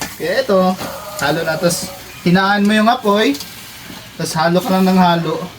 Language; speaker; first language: Filipino; non-native, local second language; Cebuano